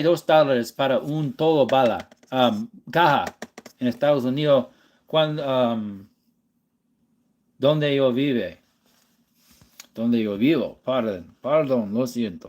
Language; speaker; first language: Spanish; non-native, learner; English